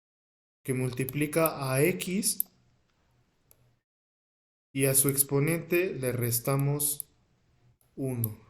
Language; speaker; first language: Spanish; native; Spanish